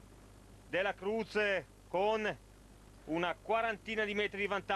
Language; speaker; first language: Italian; native; Italian